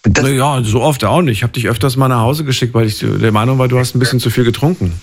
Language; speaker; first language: German; native; German